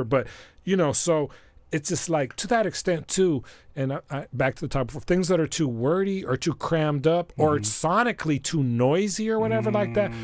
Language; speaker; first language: English; native; English